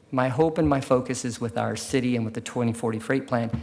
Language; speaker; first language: English; native; English